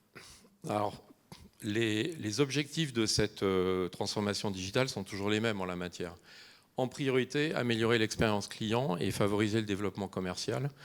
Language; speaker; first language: French; native; French